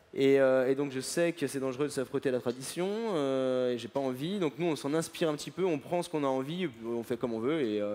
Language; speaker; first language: French; native; French